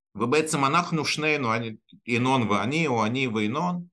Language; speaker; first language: Hebrew; non-native, fluent; Russian